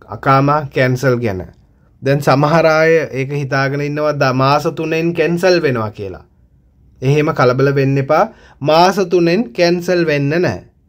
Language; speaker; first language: Sinhala; native; Sinhala